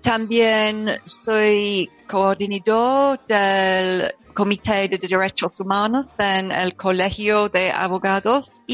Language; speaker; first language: Spanish; non-native, learner; English